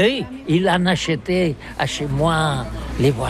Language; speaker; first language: French; non-native, learner; Catalan